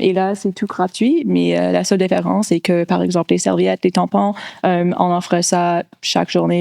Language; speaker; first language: French; non-native, local second language; English